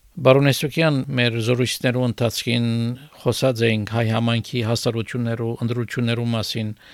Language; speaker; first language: Armenian; early bilingual, heritage; Armenian